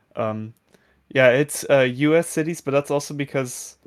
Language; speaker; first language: English; non-native, fluent; Dutch